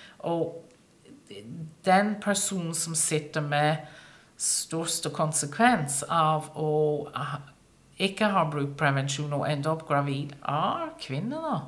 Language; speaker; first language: Norwegian; non-native, fluent; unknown